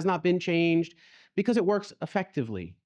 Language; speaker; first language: English; native; English